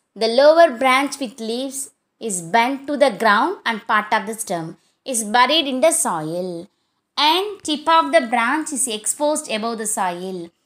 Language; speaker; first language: English; non-native, local second language; Tamil